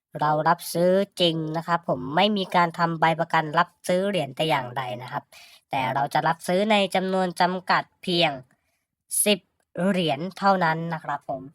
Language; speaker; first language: Thai; native; Thai